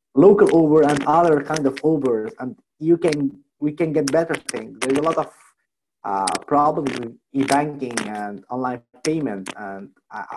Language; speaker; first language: English; non-native, fluent; Arabic